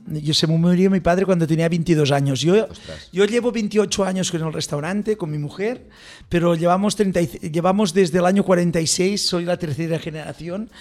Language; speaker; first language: Spanish; non-native, local second language; Catalan